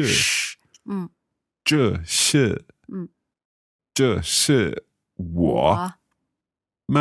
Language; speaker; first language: Chinese; non-native, learner; English